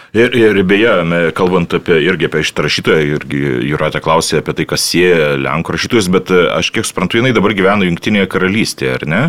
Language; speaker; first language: Lithuanian; native; Lithuanian